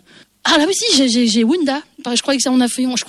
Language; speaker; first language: French; native; French